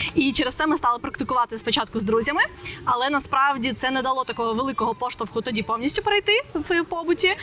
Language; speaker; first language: Ukrainian; non-native, local second language; Russian